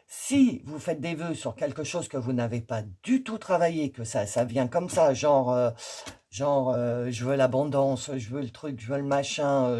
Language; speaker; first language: French; native; French